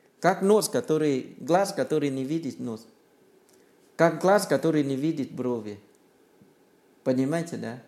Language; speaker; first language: Russian; non-native, learner; Thai